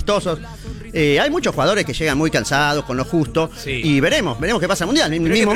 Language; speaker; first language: Spanish; native; Spanish